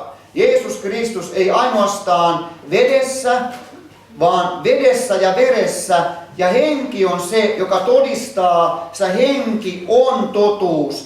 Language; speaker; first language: Finnish; native; Finnish